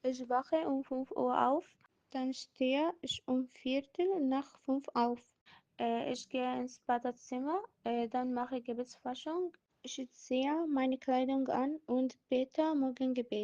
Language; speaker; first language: German; non-native, learner; Arabic